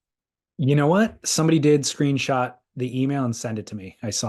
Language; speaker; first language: English; native; English